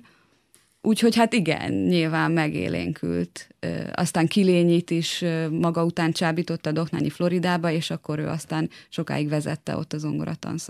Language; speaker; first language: Hungarian; native; Hungarian